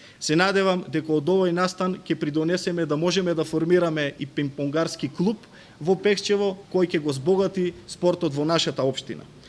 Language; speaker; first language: Macedonian; native; Macedonian